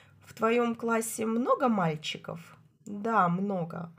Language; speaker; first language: Russian; native; Russian